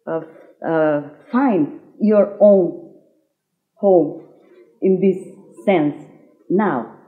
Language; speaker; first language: English; non-native, fluent; Macedonian